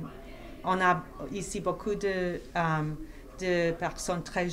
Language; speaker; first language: French; non-native, fluent; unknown